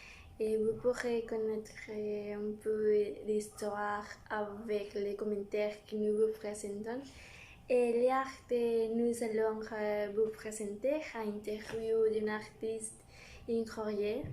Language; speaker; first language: French; non-native, learner; Spanish